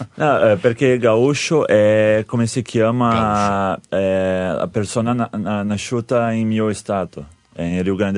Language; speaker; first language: Italian; non-native, learner; Portuguese